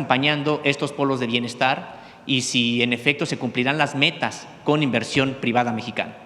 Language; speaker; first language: Spanish; native; Spanish